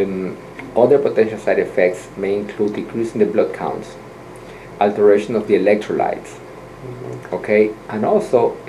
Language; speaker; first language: English; non-native, fluent; Spanish